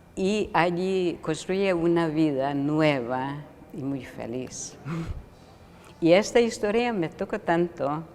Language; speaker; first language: Spanish; non-native, fluent; Hungarian